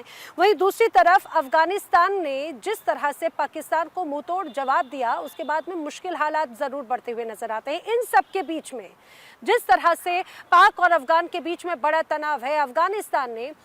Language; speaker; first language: Hindi; native; Hindi